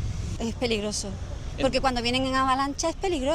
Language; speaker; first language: Spanish; native; Spanish